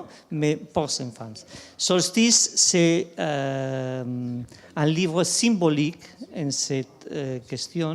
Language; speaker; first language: French; non-native, fluent; Spanish